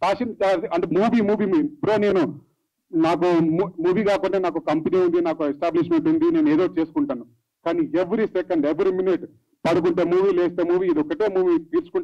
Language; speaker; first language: Telugu; native; Telugu